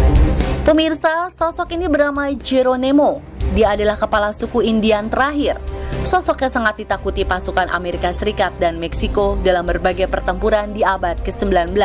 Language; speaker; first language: Indonesian; native; Indonesian